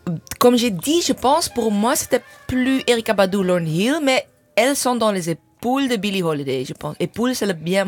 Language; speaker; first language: French; non-native, learner; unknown